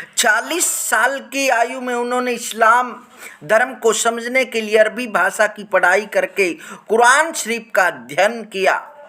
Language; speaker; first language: Hindi; native; Hindi